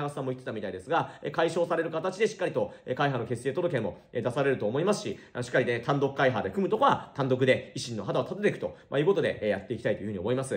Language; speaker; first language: Japanese; native; Japanese